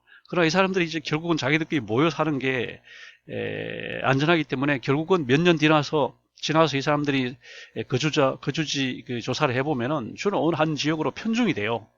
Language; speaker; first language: Korean; native; Korean